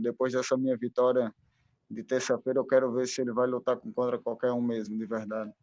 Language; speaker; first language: Portuguese; native; Portuguese